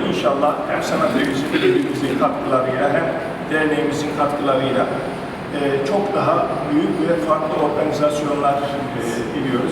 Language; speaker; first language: Turkish; native; Turkish